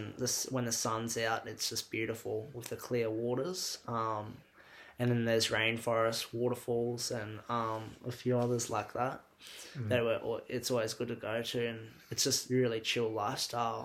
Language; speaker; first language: English; native; English